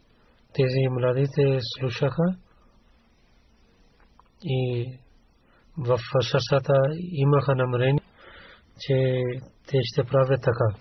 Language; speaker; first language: Bulgarian; non-native, learner; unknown